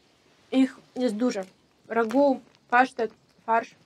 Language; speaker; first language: Polish; non-native, fluent; Russian